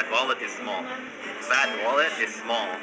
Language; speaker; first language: English; non-native, learner; Indonesian